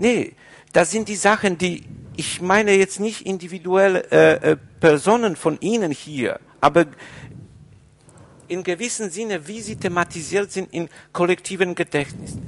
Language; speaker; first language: German; non-native, fluent; Polish